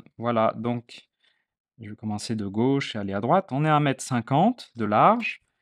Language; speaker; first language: French; native; French